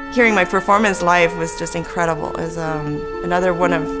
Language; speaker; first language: English; native; English